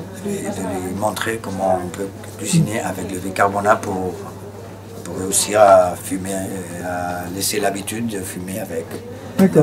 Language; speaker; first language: French; non-native, learner; Spanish